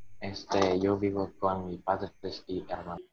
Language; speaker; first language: Spanish; early bilingual, other home language; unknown